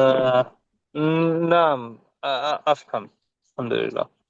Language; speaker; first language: Arabic; non-native, learner; Bangla